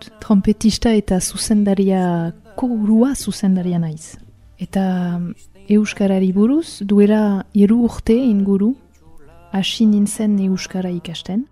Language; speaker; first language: Basque; non-native, learner; French